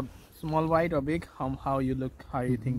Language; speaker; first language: English; non-native, local second language; Hindi